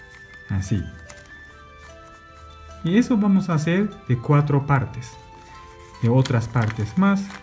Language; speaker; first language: Spanish; non-native, learner; Japanese